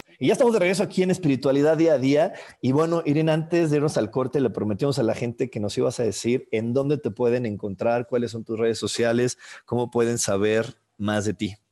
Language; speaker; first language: Spanish; native; Spanish